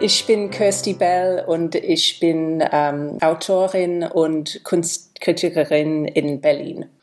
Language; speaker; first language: German; non-native, fluent; English